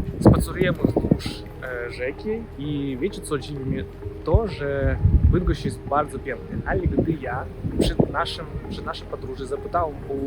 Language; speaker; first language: Polish; non-native, learner; Russian